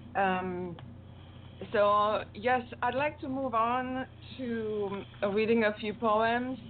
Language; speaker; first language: English; non-native, fluent; Romanian